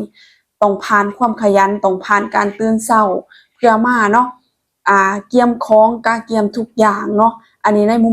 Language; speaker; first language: Thai; non-native, local second language; Lao